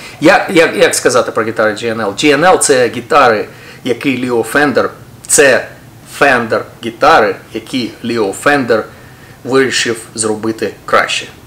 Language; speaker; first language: Ukrainian; non-native, local second language; Russian